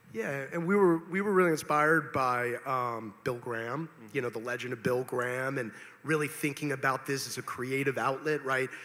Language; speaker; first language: English; native; English